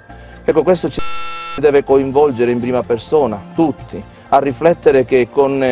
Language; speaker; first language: Italian; native; Italian